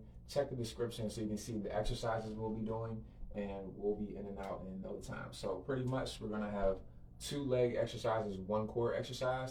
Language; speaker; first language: English; native; English